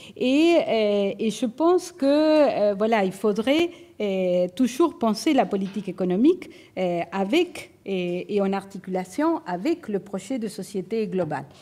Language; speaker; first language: French; non-native, fluent; Spanish